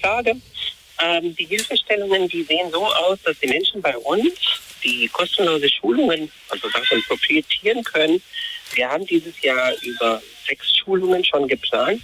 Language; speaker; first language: German; non-native, fluent; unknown